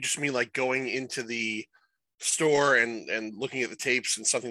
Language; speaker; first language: English; native; English